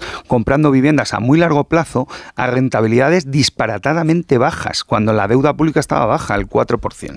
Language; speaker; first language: Spanish; native; Spanish